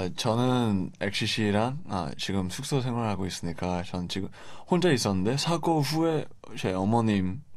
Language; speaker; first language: Korean; non-native, fluent; English